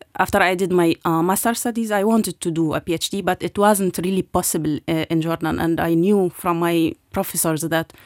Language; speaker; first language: English; non-native, fluent; Arabic